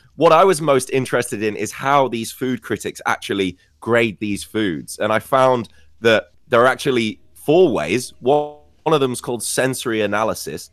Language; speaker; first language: English; native; English